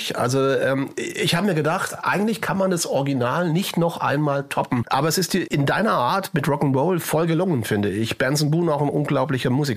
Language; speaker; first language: German; native; German